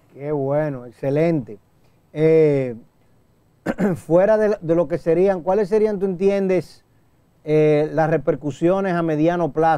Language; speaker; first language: Spanish; native; Spanish